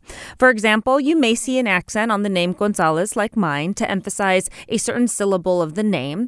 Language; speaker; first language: English; native; English